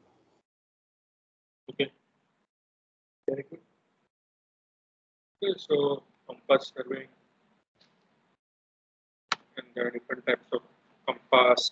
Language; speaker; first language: English; non-native, local second language; Gujarati